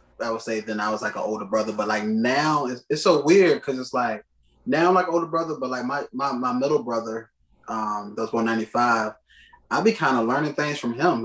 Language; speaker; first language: English; native; English